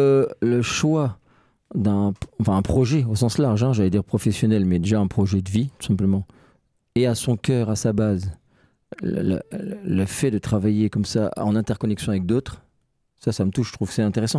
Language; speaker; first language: French; native; French